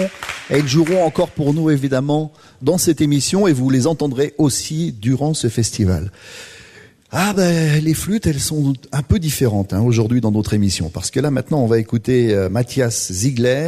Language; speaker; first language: French; native; French